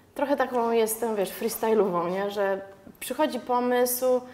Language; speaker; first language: Polish; native; Polish